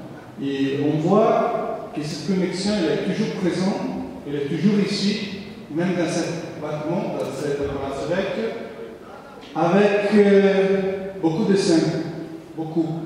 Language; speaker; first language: French; non-native, fluent; Italian